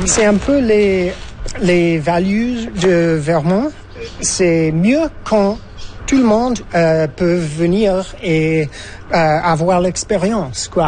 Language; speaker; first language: French; non-native, fluent; English